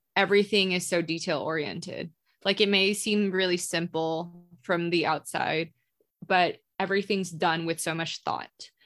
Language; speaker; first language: English; non-native, local second language; Indonesian